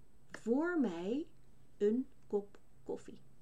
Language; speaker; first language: Dutch; native; Dutch